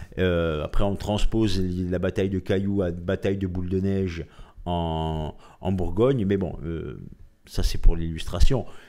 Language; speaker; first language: French; native; French